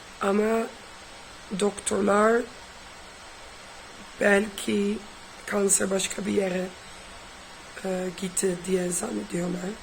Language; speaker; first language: Turkish; non-native, fluent; Dutch